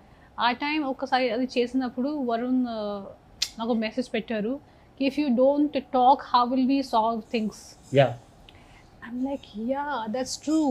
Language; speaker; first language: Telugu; non-native, local second language; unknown